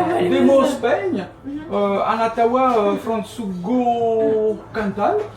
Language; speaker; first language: Japanese; non-native, learner; French